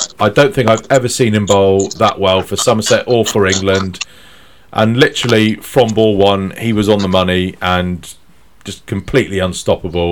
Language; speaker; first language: English; native; English